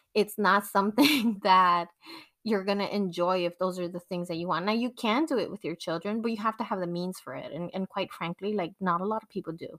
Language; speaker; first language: English; non-native, fluent; Spanish